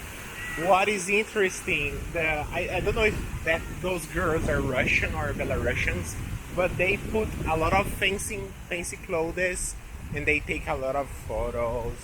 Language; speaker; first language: English; non-native, local second language; Portuguese